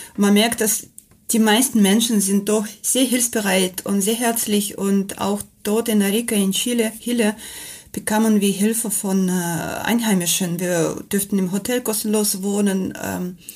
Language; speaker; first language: German; non-native, fluent; Russian